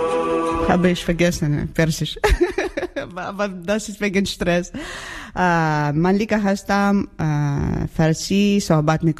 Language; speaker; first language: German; non-native, learner; Ukrainian